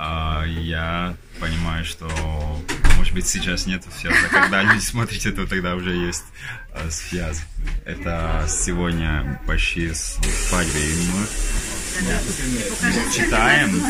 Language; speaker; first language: Russian; non-native, learner; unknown